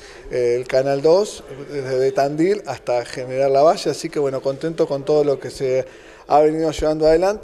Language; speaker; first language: Spanish; native; Spanish